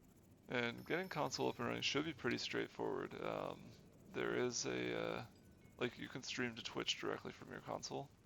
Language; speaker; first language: English; native; English